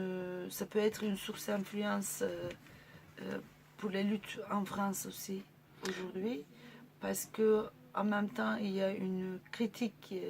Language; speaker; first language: French; non-native, fluent; Turkish